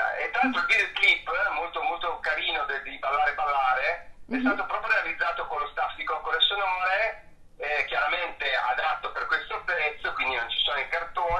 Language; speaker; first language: Italian; native; Italian